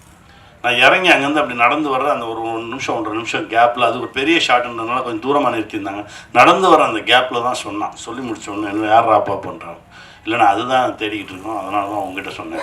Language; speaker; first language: Tamil; native; Tamil